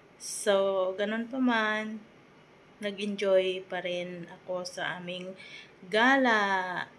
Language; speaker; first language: Filipino; non-native, local second language; Waray